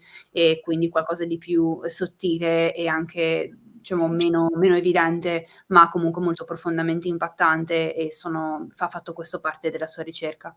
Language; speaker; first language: Italian; native; Italian